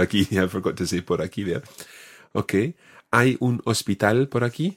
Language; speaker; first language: Spanish; non-native, fluent; English